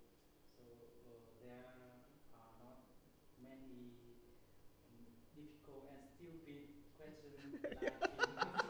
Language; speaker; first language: English; non-native, learner; Vietnamese